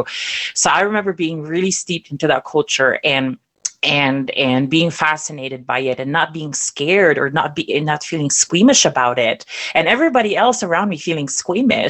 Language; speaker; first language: English; non-native, local second language; German